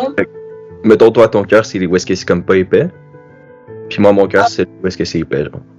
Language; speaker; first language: French; native; French